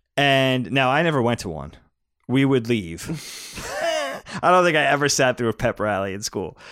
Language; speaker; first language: English; native; English